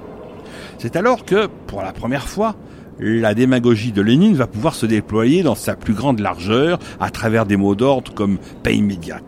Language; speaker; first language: French; native; French